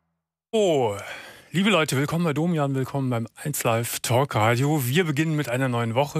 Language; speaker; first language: German; native; German